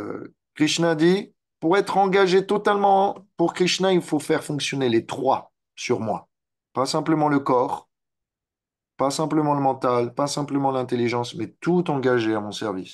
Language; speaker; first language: French; native; French